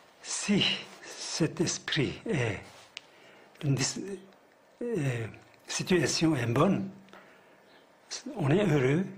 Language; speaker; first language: French; non-native, fluent; Tibetan